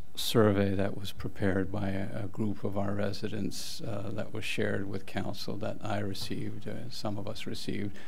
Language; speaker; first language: English; non-native, local second language; French